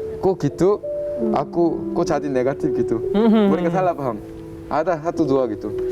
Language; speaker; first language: Indonesian; non-native, fluent; Korean